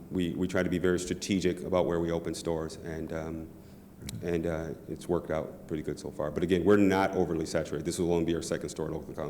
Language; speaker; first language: English; native; English